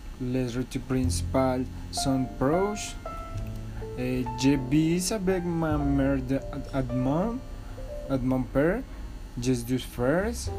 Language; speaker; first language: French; non-native, learner; Spanish